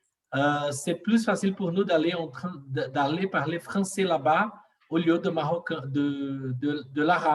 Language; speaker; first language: French; non-native, learner; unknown